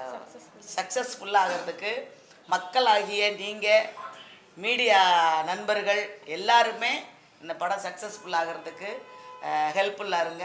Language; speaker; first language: Tamil; native; Tamil